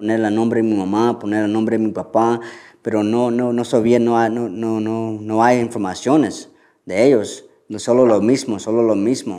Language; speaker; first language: Spanish; early bilingual, heritage; Spanish